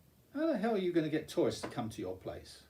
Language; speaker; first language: English; native; English